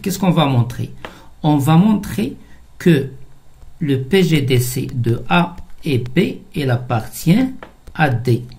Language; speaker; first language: French; non-native, local second language; Arabic